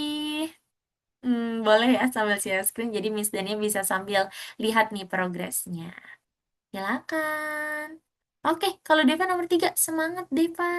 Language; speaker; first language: Indonesian; native; Indonesian